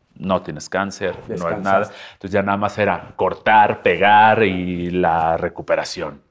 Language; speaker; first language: Spanish; native; Spanish